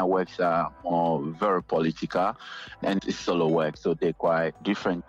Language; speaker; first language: English; non-native, local second language; Ga